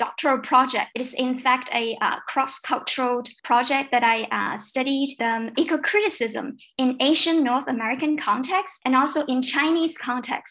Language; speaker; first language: English; non-native, fluent; Cantonese